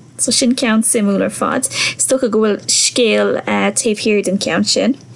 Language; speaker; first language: Irish; non-native, local second language; English